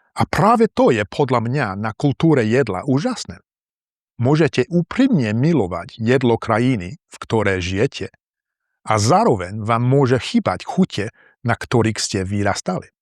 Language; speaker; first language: Slovak; non-native, learner; English